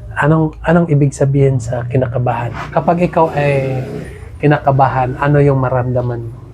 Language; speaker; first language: Filipino; non-native, local second language; Cebuano